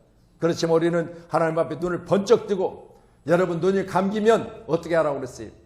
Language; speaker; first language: Korean; native; Korean